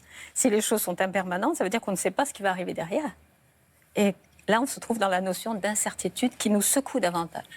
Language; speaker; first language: French; native; French